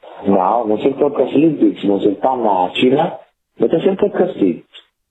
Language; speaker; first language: Latvian; non-native, fluent; Italian